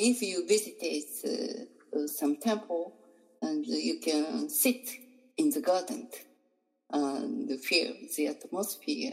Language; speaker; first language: English; non-native, learner; Japanese